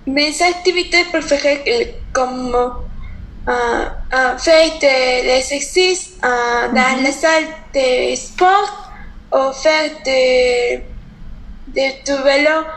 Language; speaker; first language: French; non-native, learner; Spanish